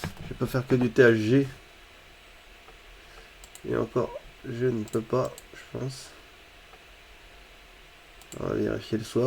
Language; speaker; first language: French; native; French